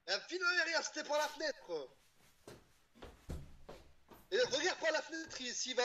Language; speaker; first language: French; native; French